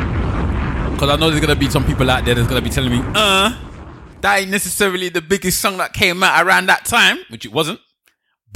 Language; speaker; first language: English; native; English